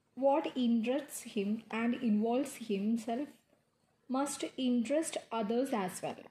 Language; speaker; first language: English; non-native, local second language; Malayalam